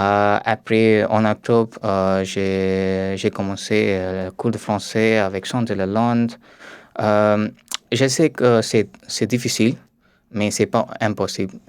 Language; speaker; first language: French; non-native, learner; Tamil